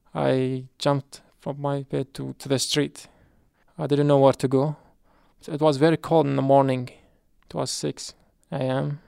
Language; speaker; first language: English; non-native, fluent; Arabic